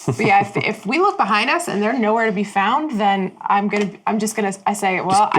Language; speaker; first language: English; native; English